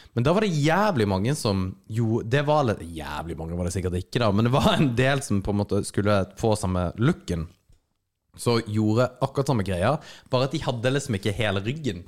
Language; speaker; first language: Norwegian; native; Norwegian